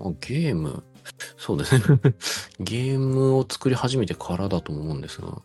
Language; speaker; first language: Japanese; native; Japanese